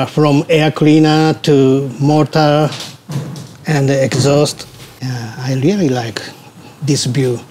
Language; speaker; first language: English; non-native, learner; Japanese